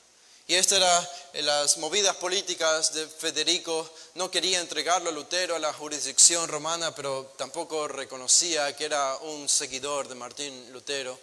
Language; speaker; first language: Spanish; native; Spanish